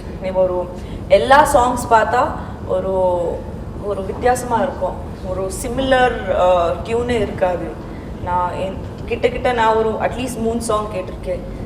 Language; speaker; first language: Tamil; non-native, local second language; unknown